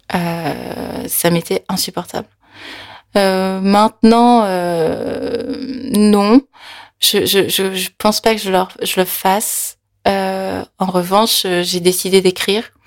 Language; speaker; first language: French; early bilingual, other home language; Korean